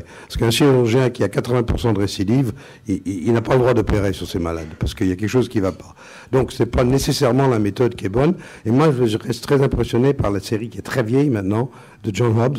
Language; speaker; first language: French; native; French